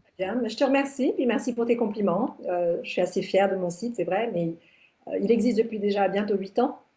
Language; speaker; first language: French; early bilingual, other home language; English